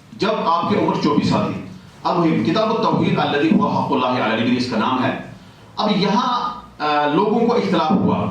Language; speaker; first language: Urdu; non-native, local second language; Kashmiri